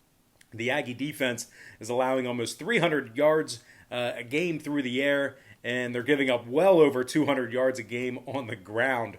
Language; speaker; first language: English; native; English